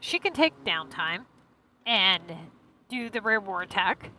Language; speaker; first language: English; native; English